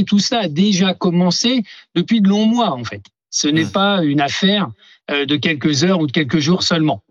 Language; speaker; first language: French; native; French